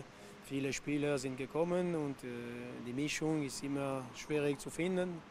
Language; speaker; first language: German; non-native, local second language; French